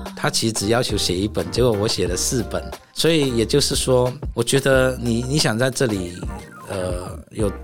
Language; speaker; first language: Chinese; non-native, fluent; Cantonese